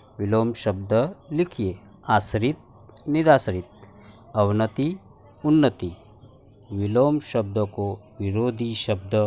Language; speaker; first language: Hindi; non-native, local second language; Marathi